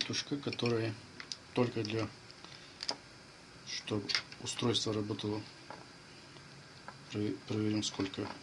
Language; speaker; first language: Russian; non-native, learner; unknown